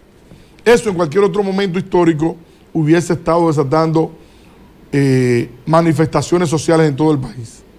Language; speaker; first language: Spanish; native; Spanish